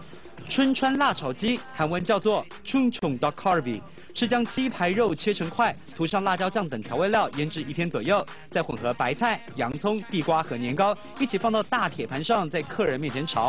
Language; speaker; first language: Chinese; native; Chinese